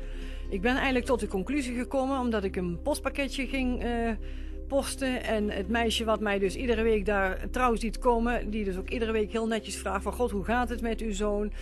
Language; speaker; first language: Dutch; native; Dutch